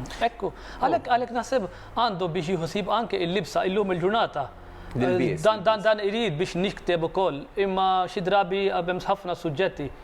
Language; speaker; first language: Maltese; non-native, fluent; Arabic